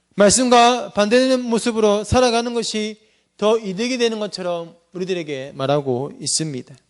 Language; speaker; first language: Korean; native; Korean